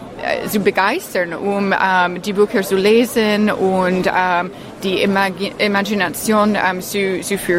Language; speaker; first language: German; non-native, learner; English